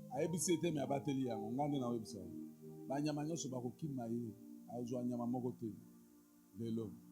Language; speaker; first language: Lingala; native; Lingala